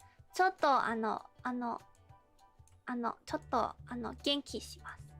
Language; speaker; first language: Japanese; non-native, learner; English